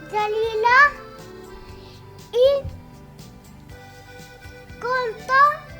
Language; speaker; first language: French; non-native, learner; Arabic